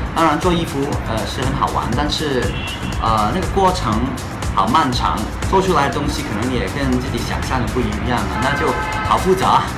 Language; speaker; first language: Chinese; non-native, local second language; Cantonese